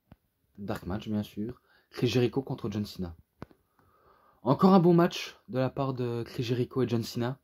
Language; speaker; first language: French; native; French